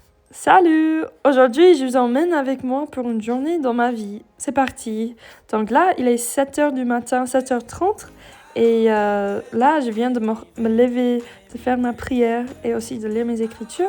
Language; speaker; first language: French; non-native, learner; English